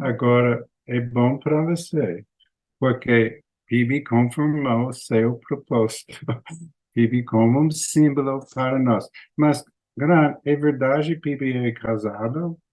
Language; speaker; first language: Portuguese; non-native, learner; English